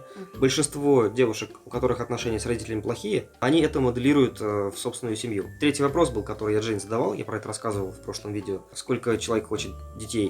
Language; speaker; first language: Russian; native; Russian